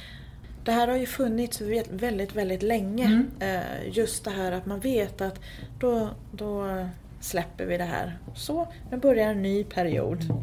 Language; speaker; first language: Swedish; native; Swedish